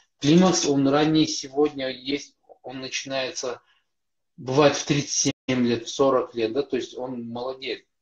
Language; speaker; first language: Russian; native; Russian